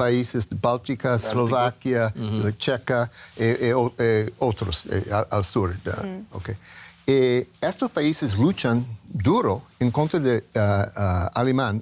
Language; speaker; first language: Spanish; non-native, learner; English